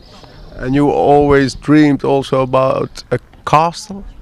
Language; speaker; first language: English; non-native, learner; Dutch